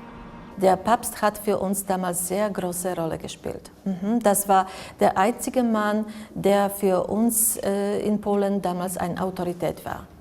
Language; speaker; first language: German; non-native, fluent; Polish